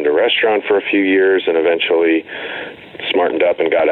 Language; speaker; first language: English; native; English